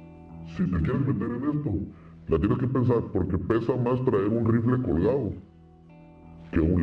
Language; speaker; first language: Spanish; native; Spanish